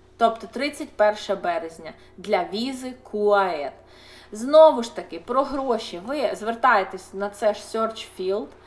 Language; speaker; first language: Ukrainian; non-native, local second language; Russian